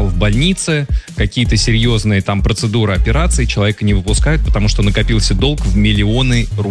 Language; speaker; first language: Russian; native; Russian